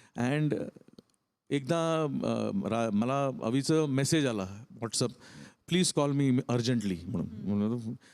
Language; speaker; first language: Marathi; non-native, local second language; Tamil